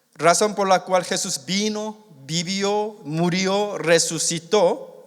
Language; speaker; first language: Spanish; non-native, fluent; Korean